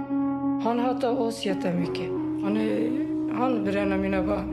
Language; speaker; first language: Swedish; non-native, learner; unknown